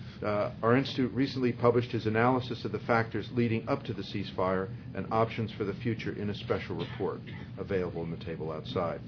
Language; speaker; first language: English; native; English